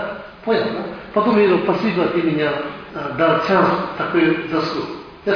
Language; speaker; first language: Russian; non-native, learner; Tibetan